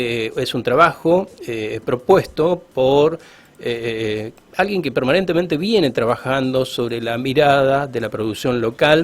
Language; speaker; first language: Spanish; native; Spanish